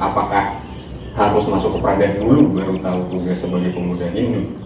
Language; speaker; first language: Indonesian; native; Indonesian